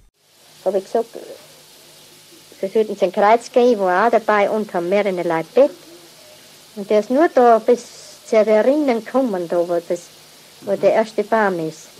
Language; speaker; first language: German; native; German